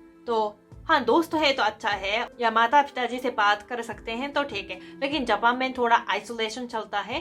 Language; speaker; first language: Hindi; non-native, fluent; Japanese